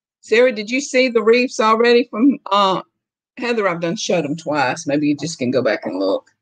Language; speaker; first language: English; native; English